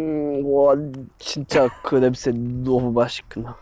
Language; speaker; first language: Korean; non-native, fluent; English